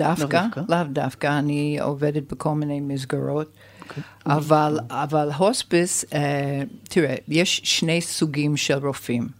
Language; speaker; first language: Hebrew; non-native, fluent; English